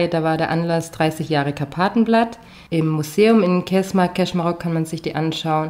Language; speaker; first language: German; native; German